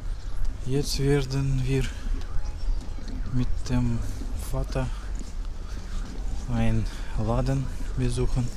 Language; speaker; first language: German; non-native, learner; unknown